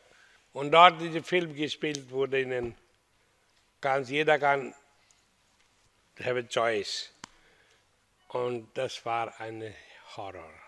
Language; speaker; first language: German; non-native, learner; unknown